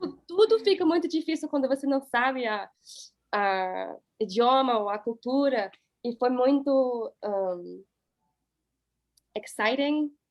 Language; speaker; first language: Portuguese; non-native, fluent; English